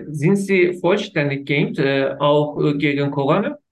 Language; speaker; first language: German; non-native, learner; Turkish